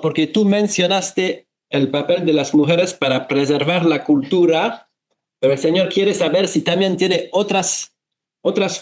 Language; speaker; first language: Spanish; non-native, fluent; French